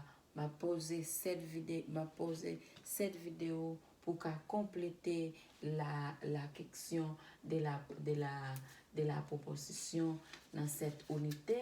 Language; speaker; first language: French; non-native, learner; Spanish